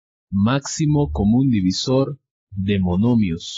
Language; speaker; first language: Spanish; native; Spanish